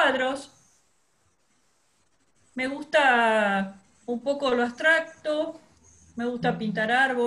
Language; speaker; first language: Spanish; native; Spanish